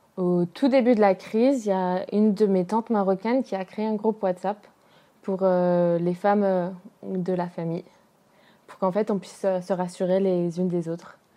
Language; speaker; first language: French; native; French